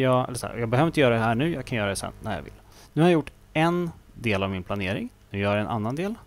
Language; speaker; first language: Swedish; native; Swedish